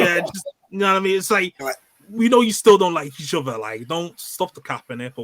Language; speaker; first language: English; native; English